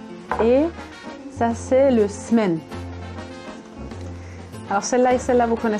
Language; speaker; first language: French; non-native, fluent; German